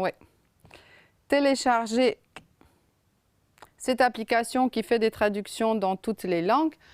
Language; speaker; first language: French; non-native, fluent; Romanian